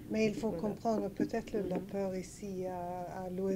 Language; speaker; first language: French; non-native, learner; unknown